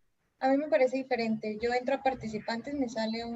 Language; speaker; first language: Spanish; native; Spanish